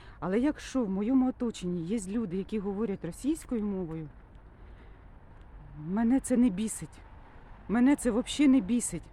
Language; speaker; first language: Ukrainian; non-native, local second language; Russian